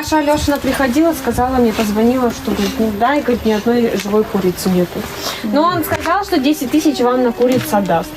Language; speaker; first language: Russian; native; Russian